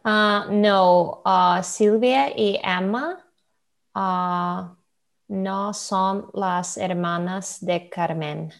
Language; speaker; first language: Spanish; non-native, learner; Russian